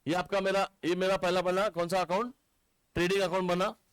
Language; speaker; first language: Hindi; non-native, local second language; Marathi